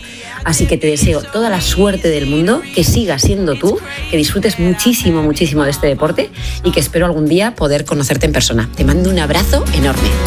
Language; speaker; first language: Spanish; native; Spanish